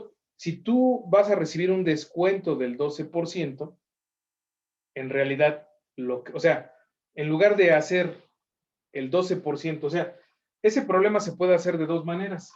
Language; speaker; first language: Spanish; native; Spanish